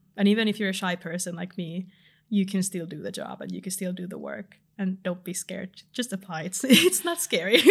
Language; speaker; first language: English; non-native, fluent; Finnish